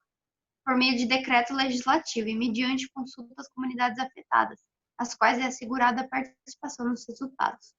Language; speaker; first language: Portuguese; native; Portuguese